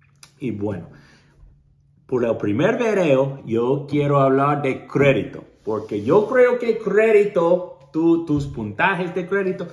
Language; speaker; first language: Spanish; non-native, learner; English